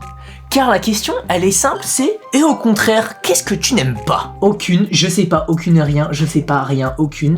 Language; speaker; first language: French; native; French